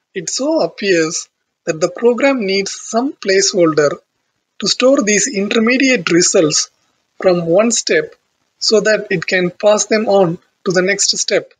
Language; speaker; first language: English; non-native, local second language; Tamil